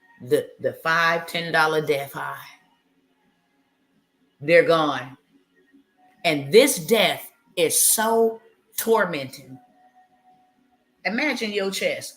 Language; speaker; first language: English; native; English